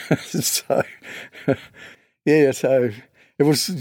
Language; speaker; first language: English; native; English